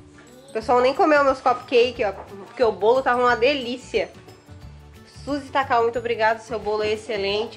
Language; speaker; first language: Portuguese; native; Portuguese